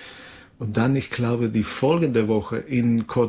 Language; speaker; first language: German; non-native, fluent; Spanish